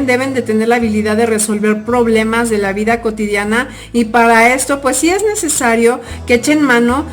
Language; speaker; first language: Spanish; native; Spanish